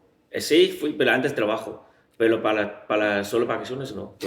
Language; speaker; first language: Spanish; non-native, learner; Chinese